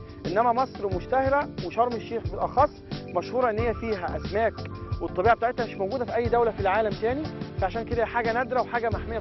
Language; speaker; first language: Arabic; native; Arabic